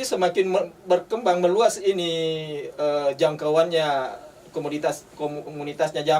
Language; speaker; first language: Indonesian; native; Indonesian